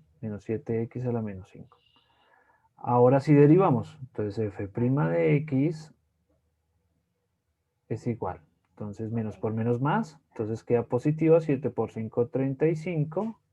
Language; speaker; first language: Spanish; native; Spanish